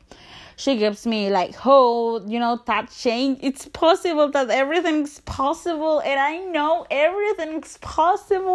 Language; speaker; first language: English; non-native, learner; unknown